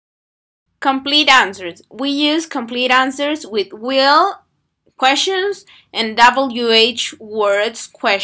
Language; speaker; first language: English; non-native, fluent; Spanish